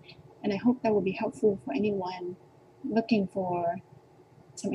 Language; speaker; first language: English; non-native, learner; Vietnamese